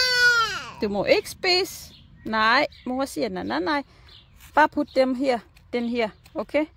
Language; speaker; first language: Danish; non-native, learner; English